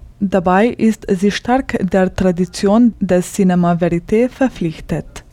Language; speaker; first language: German; native; German